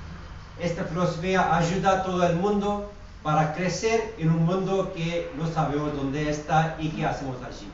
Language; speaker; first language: Spanish; non-native, fluent; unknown